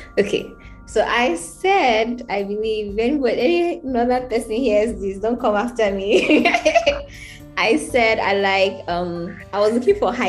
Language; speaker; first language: English; non-native, local second language; Hausa